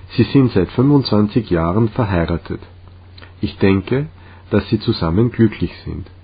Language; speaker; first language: German; non-native, fluent; Czech